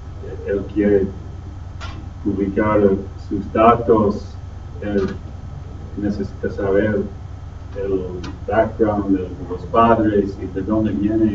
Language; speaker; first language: Spanish; non-native, fluent; English